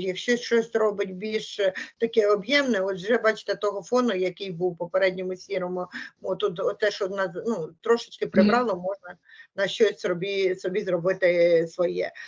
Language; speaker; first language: Ukrainian; native; Ukrainian